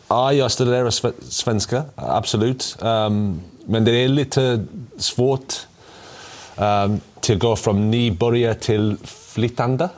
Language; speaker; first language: Swedish; non-native, learner; English